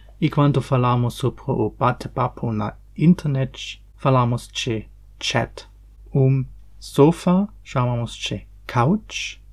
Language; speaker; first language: Portuguese; non-native, learner; German